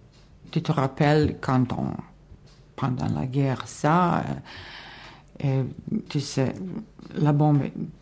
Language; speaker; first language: French; non-native, learner; Bosnian